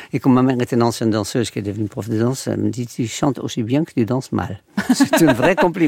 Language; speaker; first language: French; non-native, fluent; Dutch